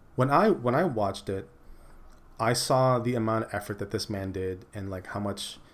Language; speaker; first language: English; early bilingual, other home language; Filipino